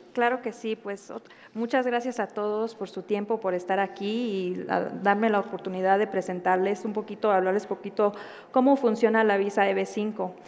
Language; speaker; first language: Spanish; early bilingual, heritage; Spanish